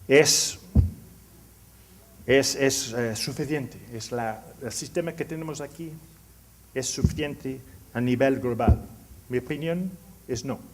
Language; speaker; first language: Spanish; non-native, learner; English